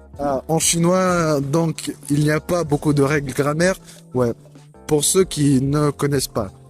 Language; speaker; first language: French; non-native, fluent; Russian